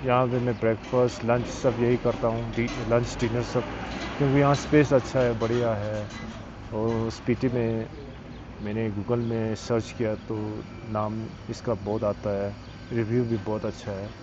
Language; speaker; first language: Hindi; non-native, local second language; Tibetan